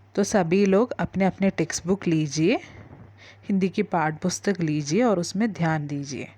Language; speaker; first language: Hindi; non-native, local second language; Malayalam